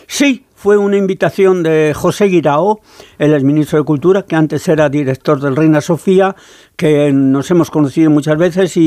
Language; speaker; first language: Spanish; native; Spanish